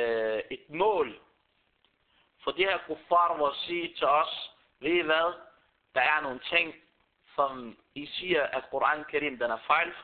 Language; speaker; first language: Danish; early bilingual, other home language; Arabic